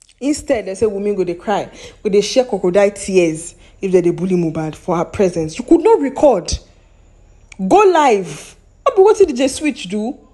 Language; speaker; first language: Nigerian Pidgin; non-native, local second language; Yoruba